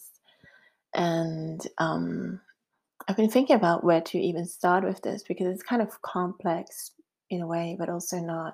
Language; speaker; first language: English; non-native, fluent; Swiss German